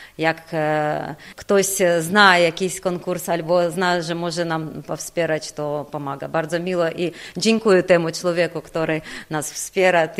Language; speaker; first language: Polish; non-native, fluent; Ukrainian